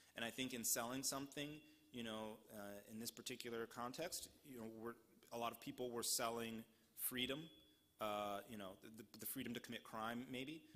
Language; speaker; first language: English; native; English